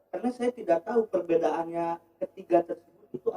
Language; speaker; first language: Indonesian; native; Indonesian